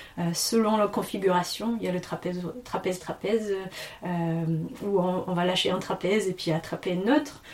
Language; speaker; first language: French; non-native, fluent; English